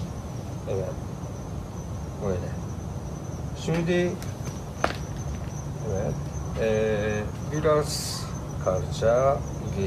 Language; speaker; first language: Turkish; non-native, learner; Japanese